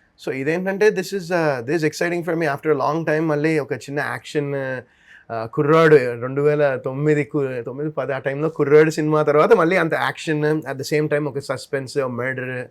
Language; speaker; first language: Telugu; native; Telugu